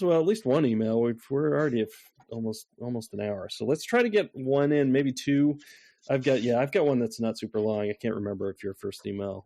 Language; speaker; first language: English; native; English